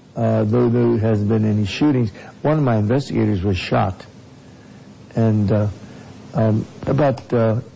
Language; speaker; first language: English; native; English